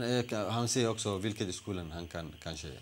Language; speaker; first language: Swedish; non-native, learner; Somali